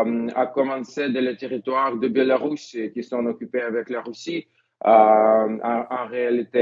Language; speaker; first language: French; non-native, learner; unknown